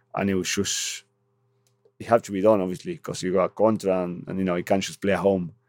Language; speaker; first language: English; non-native, fluent; Spanish